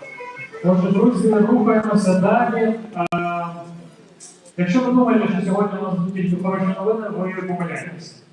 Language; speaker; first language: Ukrainian; native; Ukrainian